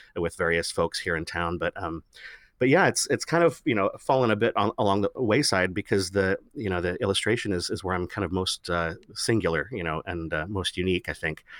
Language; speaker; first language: English; native; English